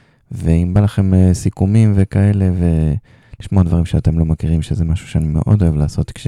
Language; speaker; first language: Hebrew; native; Hebrew